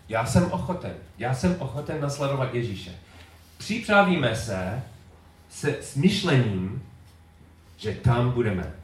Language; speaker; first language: Czech; non-native, learner; English